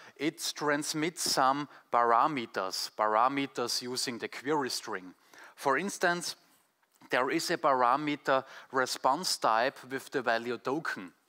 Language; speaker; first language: English; non-native, fluent; German